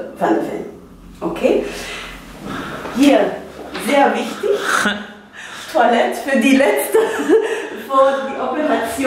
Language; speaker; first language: German; non-native, learner; Dutch